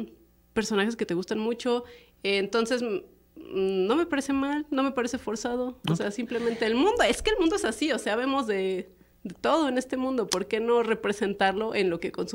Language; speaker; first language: Spanish; native; Spanish